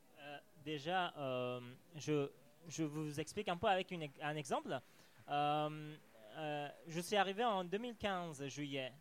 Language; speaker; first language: French; non-native, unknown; Persian